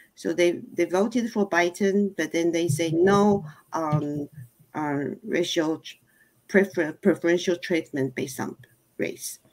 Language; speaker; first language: English; non-native, fluent; Chinese